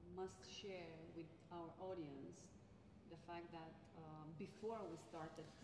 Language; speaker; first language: English; non-native, fluent; Romanian